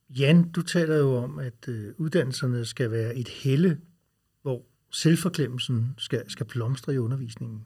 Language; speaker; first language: Danish; native; Danish